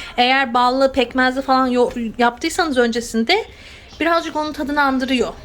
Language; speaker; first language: Turkish; native; Turkish